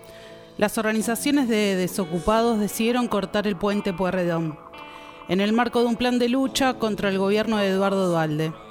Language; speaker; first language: Spanish; native; Spanish